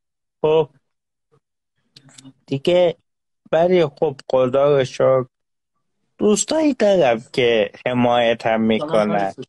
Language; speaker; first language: Persian; non-native, local second language; Azerbaijani